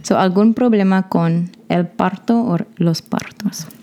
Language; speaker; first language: Spanish; non-native, learner; English